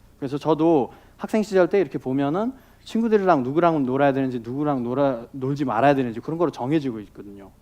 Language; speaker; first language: Korean; non-native, fluent; Nepali